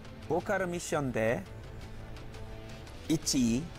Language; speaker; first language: Japanese; non-native, learner; Korean